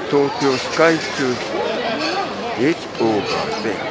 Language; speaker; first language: English; non-native, learner; Japanese